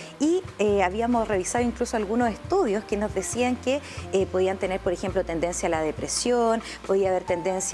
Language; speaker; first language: Spanish; native; Spanish